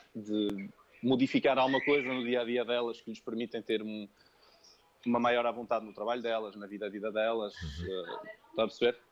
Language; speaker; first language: Portuguese; early bilingual, other home language; French